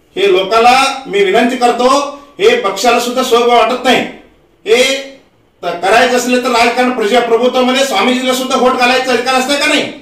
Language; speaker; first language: Marathi; non-native, local second language; Kannada